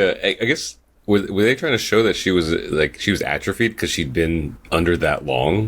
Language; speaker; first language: English; native; English